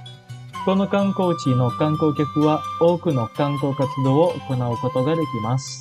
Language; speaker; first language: Japanese; non-native, fluent; Indonesian